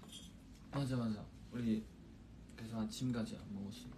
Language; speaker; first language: Korean; non-native, fluent; Chinese